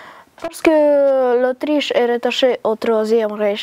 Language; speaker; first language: French; non-native, learner; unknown